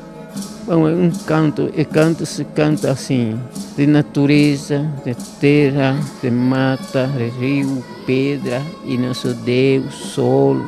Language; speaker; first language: Portuguese; non-native, local second language; Guarani